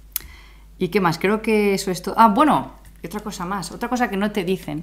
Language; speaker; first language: Spanish; native; Spanish